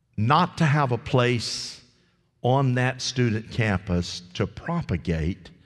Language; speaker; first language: English; native; English